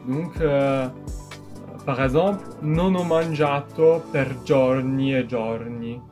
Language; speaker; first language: Italian; non-native, fluent; French